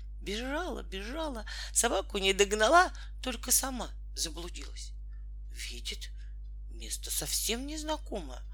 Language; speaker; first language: Russian; native; Russian